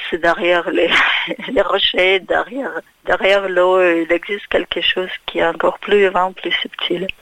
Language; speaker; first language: French; non-native, fluent; Russian